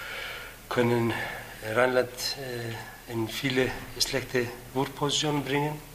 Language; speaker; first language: German; non-native, fluent; Icelandic